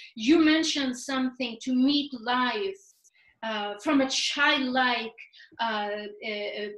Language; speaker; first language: English; non-native, fluent; Swedish